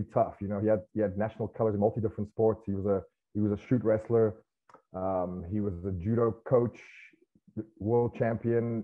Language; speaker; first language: English; native; English